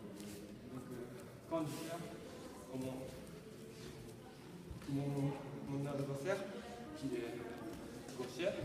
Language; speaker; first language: French; non-native, learner; Japanese